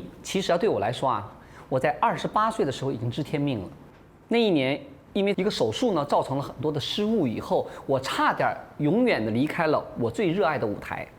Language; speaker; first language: Chinese; native; Chinese